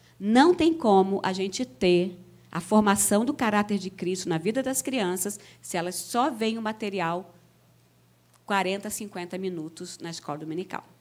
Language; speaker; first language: Portuguese; native; Portuguese